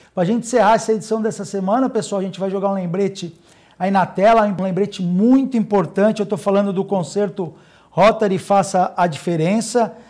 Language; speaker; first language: Portuguese; native; Portuguese